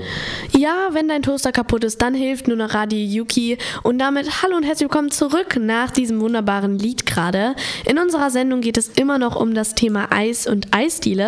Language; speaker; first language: German; native; German